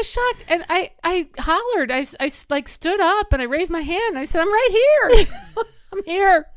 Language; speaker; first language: English; native; English